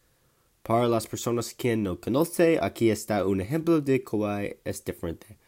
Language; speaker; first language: Spanish; non-native, learner; English